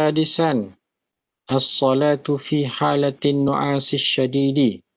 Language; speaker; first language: Arabic; non-native, fluent; Malay